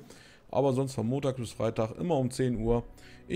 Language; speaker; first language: German; native; German